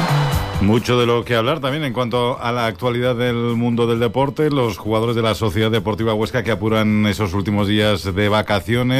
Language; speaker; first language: Spanish; native; Spanish